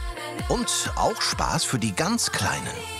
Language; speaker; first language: German; native; German